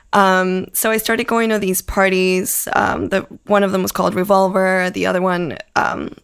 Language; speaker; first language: English; early bilingual, other home language; Spanish